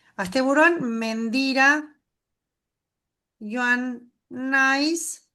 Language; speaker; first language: Basque; non-native, fluent; Spanish